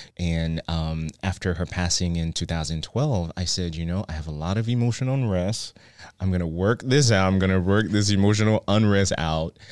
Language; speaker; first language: English; non-native, fluent; Haitian Creole